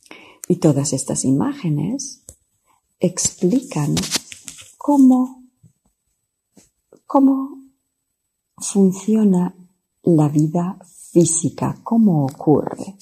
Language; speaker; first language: Spanish; non-native, fluent; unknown